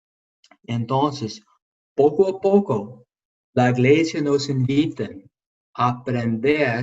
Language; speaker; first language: Spanish; non-native, fluent; English